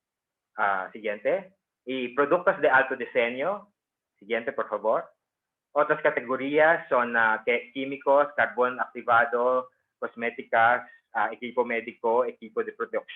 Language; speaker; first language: Spanish; non-native, fluent; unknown